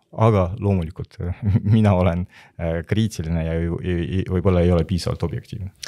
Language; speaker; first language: Estonian; non-native, local second language; Russian